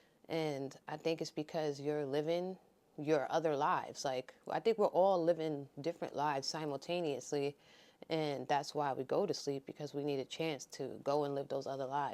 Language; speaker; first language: English; native; English